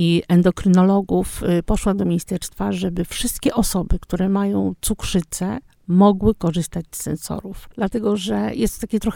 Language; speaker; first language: Polish; native; Polish